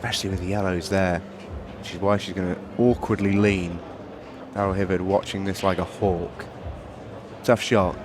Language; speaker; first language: English; native; English